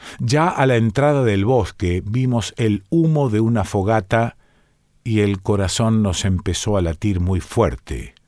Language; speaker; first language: Spanish; native; Spanish